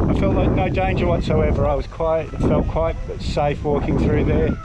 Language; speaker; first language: English; native; English